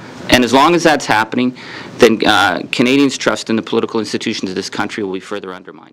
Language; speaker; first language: English; native; English